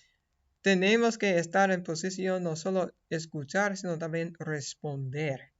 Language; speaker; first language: Spanish; non-native, fluent; English